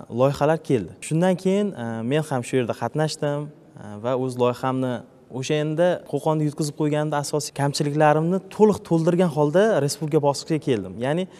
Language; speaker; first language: Uzbek; native; Uzbek